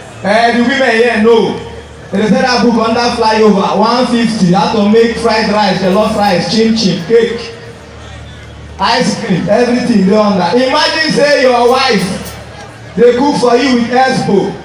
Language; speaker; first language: Nigerian Pidgin; non-native, local second language; Igbo